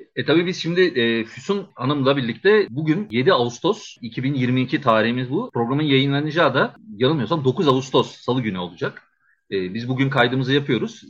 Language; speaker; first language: Turkish; native; Turkish